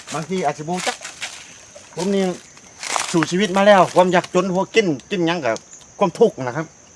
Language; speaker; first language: Thai; native; Thai